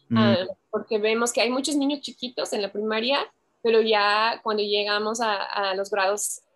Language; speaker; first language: Spanish; non-native, fluent; English